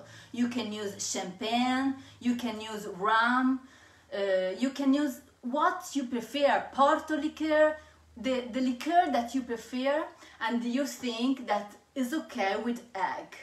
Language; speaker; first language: English; non-native, fluent; Italian